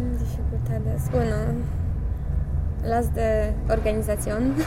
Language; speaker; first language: Spanish; non-native, learner; Polish